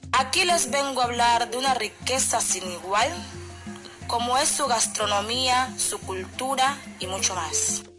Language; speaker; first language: Spanish; native; Spanish